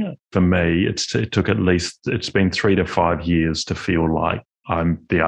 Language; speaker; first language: English; native; English